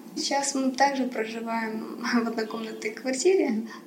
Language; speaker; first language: Russian; early bilingual, other home language; Persian